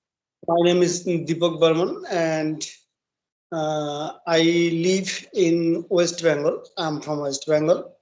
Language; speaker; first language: English; non-native, learner; Bangla